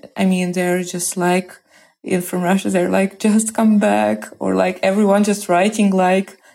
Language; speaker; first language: English; non-native, fluent; Russian